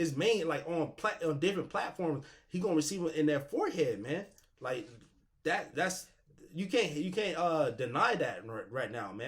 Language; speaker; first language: English; native; English